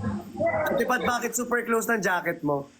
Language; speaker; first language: Filipino; native; Filipino